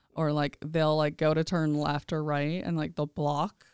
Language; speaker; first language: English; native; English